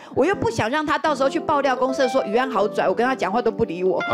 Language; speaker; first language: Chinese; native; Chinese